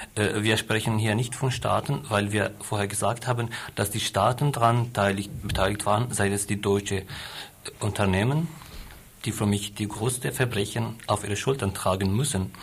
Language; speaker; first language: German; non-native, fluent; Arabic